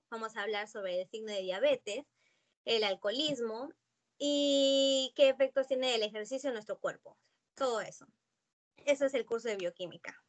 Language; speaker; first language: Spanish; non-native, fluent; Japanese